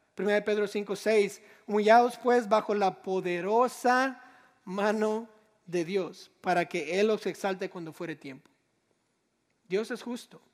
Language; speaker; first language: Spanish; native; Spanish